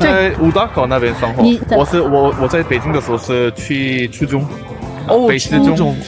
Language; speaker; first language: Chinese; non-native, fluent; Korean